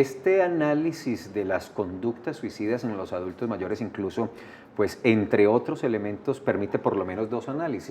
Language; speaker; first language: Spanish; native; Spanish